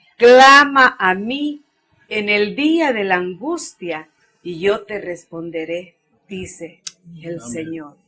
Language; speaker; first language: Spanish; native; Spanish